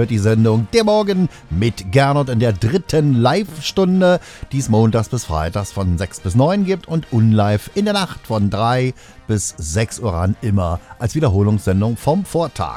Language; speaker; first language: German; native; German